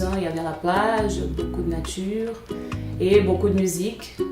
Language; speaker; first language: French; non-native, fluent; Portuguese